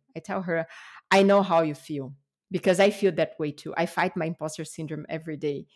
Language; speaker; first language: English; non-native, fluent; Portuguese